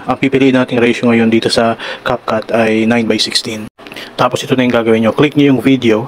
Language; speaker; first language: Filipino; native; Filipino